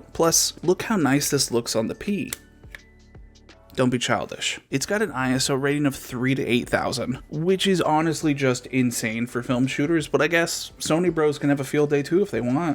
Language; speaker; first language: English; native; English